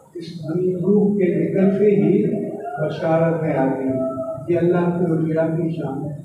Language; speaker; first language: Urdu; non-native, local second language; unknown